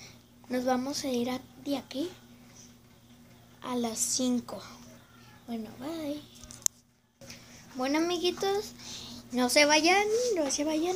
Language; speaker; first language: Spanish; native; Spanish